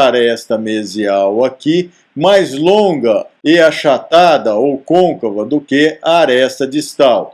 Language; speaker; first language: Portuguese; native; Portuguese